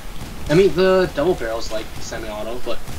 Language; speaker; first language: English; native; English